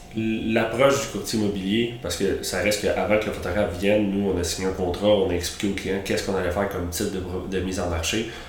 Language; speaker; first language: French; native; French